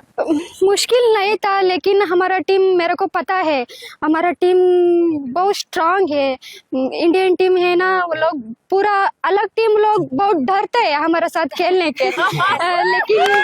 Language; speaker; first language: Hindi; non-native, local second language; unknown